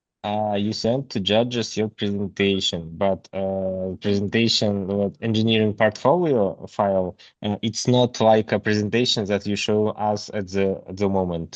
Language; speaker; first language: English; non-native, learner; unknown